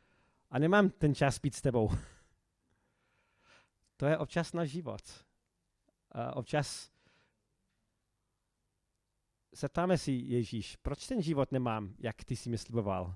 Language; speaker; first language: Czech; non-native, fluent; English